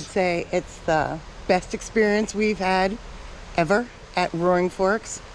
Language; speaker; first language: English; native; English